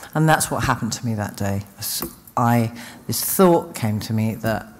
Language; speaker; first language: English; native; English